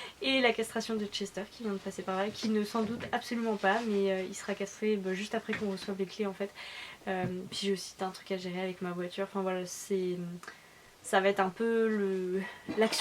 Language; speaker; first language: French; native; French